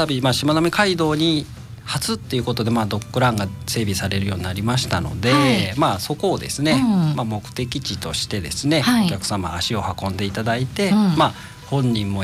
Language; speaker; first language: Japanese; native; Japanese